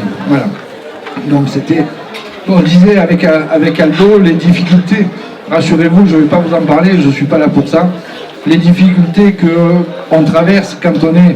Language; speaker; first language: French; native; French